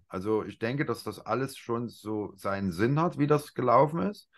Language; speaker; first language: German; native; German